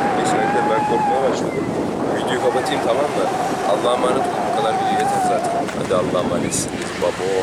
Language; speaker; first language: Turkish; native; Turkish